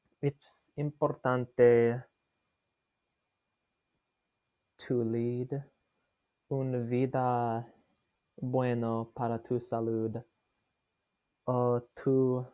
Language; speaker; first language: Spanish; non-native, learner; English